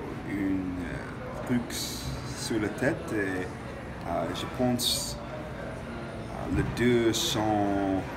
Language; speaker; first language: French; non-native, learner; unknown